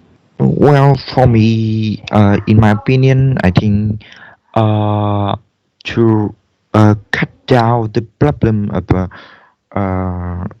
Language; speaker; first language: English; non-native, learner; Vietnamese